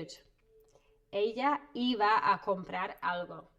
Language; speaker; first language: Spanish; non-native, fluent; English